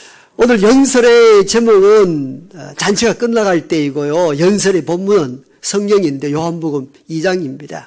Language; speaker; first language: Korean; native; Korean